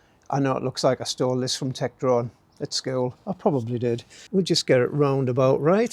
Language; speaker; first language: English; native; English